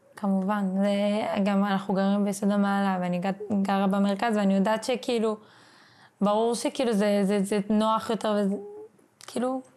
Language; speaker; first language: Hebrew; early bilingual, other home language; English